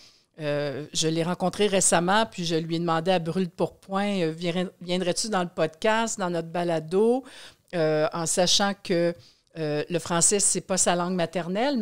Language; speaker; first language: French; native; French